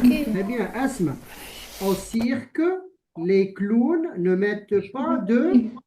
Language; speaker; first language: French; non-native, local second language; Arabic